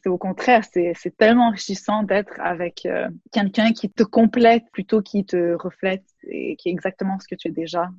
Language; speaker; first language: French; native; French